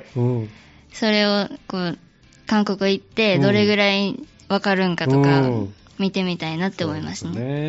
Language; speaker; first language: Japanese; native; Japanese